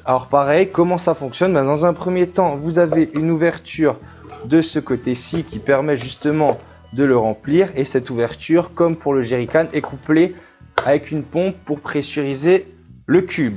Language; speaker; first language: French; native; French